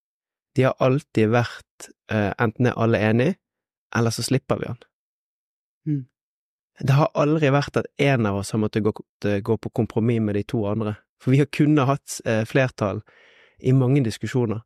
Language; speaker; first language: Norwegian; native; Norwegian